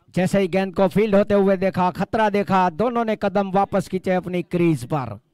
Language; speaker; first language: Hindi; non-native, local second language; Gujarati